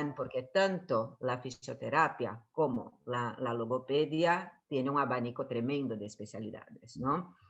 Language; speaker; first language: Spanish; non-native, fluent; Portuguese